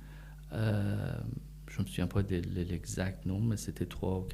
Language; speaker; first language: French; non-native, fluent; Persian